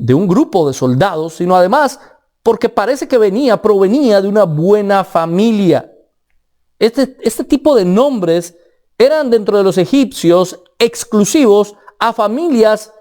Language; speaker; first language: Spanish; native; Spanish